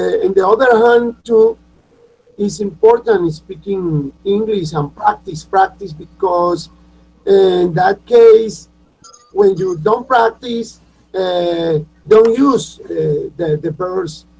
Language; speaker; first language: English; non-native, learner; Spanish